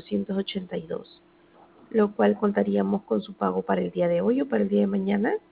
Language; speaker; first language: Spanish; native; Spanish